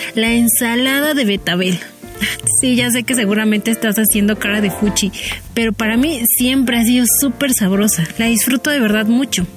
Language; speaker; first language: Spanish; native; Spanish